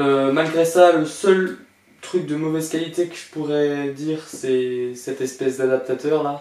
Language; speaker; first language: French; native; French